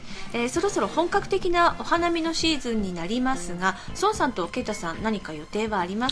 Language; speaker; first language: Japanese; native; Japanese